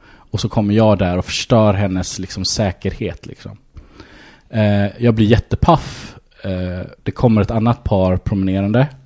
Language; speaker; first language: Swedish; early bilingual, other home language; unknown